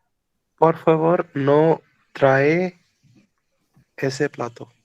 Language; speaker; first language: Spanish; non-native, learner; Hindi